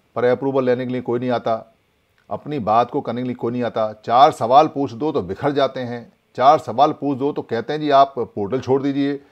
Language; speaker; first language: Hindi; native; Hindi